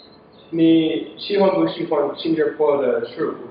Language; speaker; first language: Chinese; non-native, learner; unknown